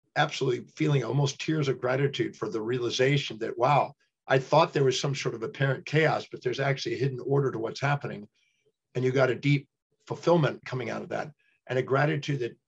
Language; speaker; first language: English; native; English